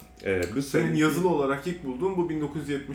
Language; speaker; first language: Turkish; native; Turkish